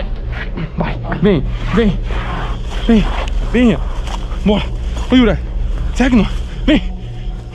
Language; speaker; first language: Portuguese; native; Portuguese